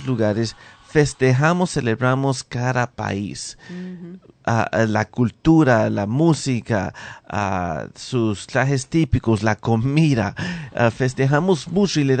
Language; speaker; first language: Spanish; early bilingual, heritage; Spanish